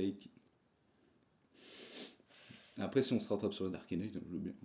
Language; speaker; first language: French; native; French